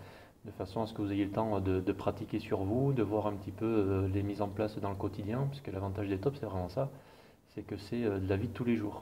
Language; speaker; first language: French; native; French